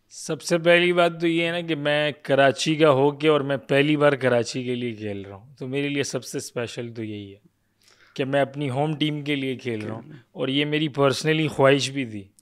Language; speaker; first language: Urdu; non-native, local second language; Pashto